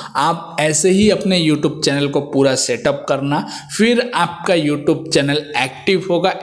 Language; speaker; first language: Hindi; native; Hindi